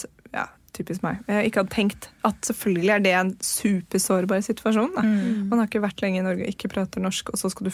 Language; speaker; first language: Norwegian; native; Norwegian